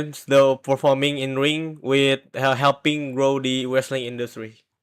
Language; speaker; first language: English; non-native, learner; Indonesian